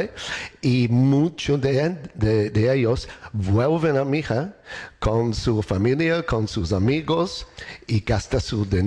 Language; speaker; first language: Spanish; non-native, learner; English